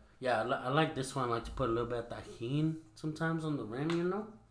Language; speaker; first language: English; early bilingual, other home language; Spanish